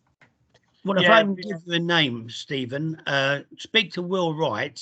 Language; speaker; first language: English; native; English